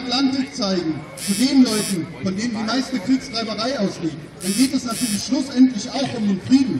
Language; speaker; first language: German; native; German